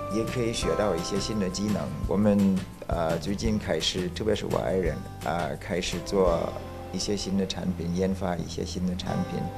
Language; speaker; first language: Chinese; non-native, fluent; German